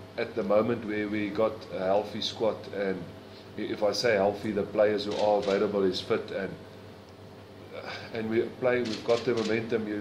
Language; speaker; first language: English; non-native, local second language; Afrikaans